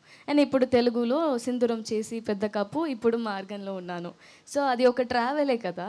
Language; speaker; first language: Telugu; non-native, fluent; Tamil